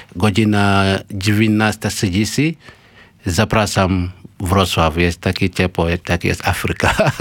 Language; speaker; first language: Polish; non-native, learner; Mandingo